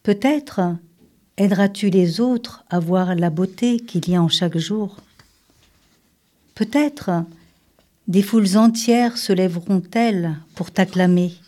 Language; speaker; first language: French; native; French